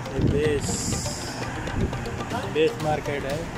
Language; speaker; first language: Hindi; non-native, local second language; Bhojpuri